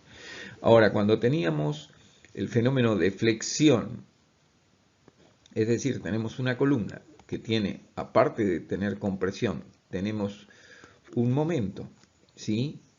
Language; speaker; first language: Spanish; native; Spanish